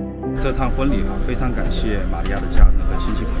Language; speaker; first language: Chinese; native; Chinese